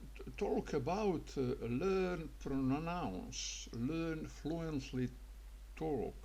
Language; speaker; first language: English; non-native, learner; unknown